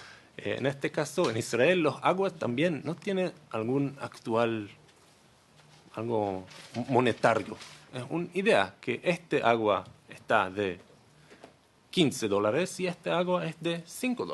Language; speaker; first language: Spanish; non-native, learner; Hebrew